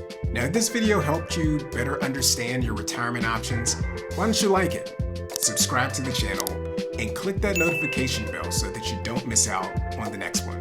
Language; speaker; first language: English; native; English